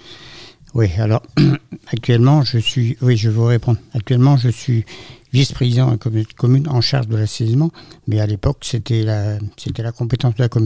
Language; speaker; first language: French; native; French